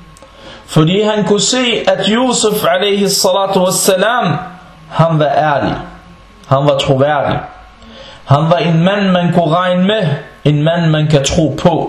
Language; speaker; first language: Danish; non-native, fluent; Arabic